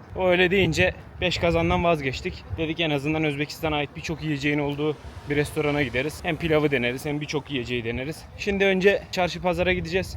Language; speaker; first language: Turkish; native; Turkish